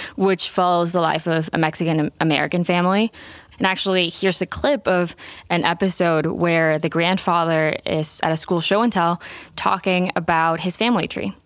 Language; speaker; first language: English; non-native, fluent; Spanish